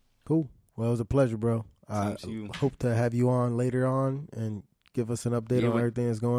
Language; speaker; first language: English; native; English